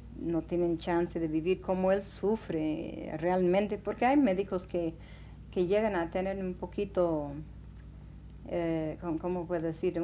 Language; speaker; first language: Spanish; non-native, fluent; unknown